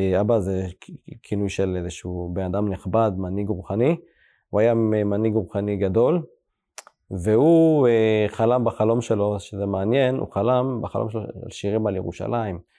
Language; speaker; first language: Hebrew; early bilingual, other home language; Amharic